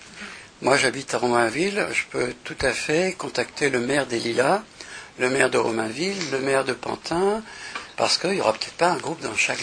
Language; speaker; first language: French; native; French